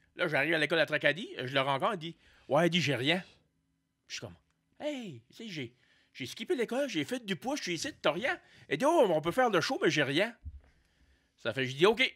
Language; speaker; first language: French; native; French